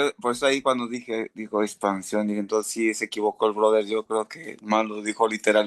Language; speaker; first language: Spanish; native; Spanish